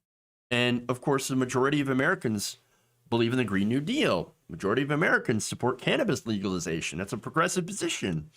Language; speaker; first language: English; native; English